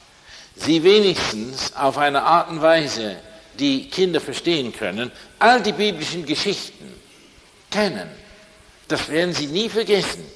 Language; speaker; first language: German; non-native, fluent; English